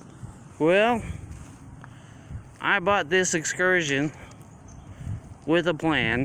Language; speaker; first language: English; native; English